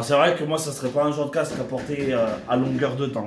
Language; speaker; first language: French; native; French